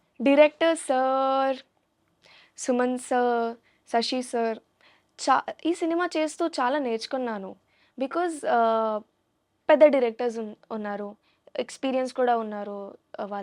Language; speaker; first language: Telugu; non-native, learner; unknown